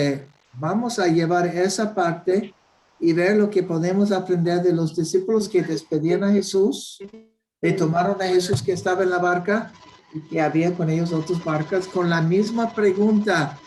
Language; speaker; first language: Spanish; non-native, fluent; English